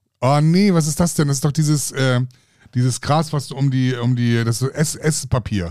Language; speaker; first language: German; native; German